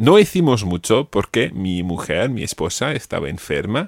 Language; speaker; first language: Spanish; non-native, fluent; English